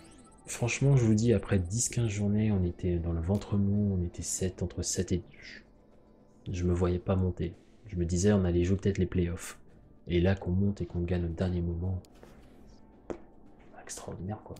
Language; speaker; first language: French; native; French